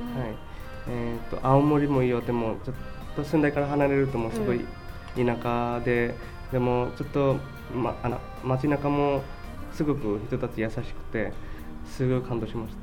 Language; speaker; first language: Japanese; non-native, fluent; Bangla